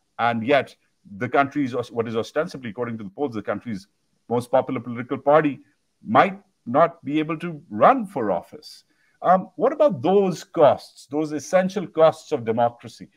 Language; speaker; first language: English; non-native, local second language; Urdu